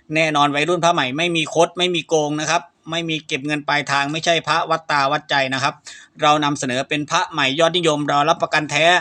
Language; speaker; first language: Thai; native; Thai